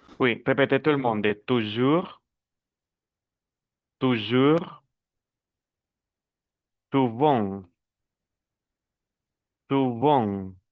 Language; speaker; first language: French; non-native, fluent; Spanish